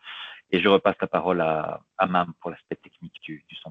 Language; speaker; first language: French; native; French